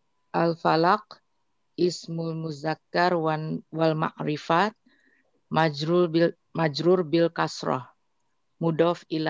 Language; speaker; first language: Arabic; non-native, learner; Indonesian